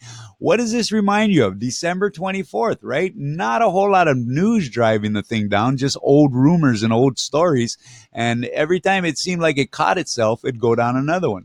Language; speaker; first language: English; native; English